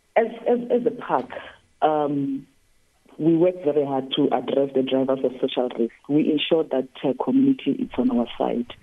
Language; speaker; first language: English; non-native, local second language; Tsonga